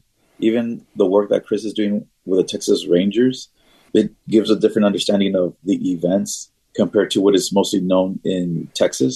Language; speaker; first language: English; native; English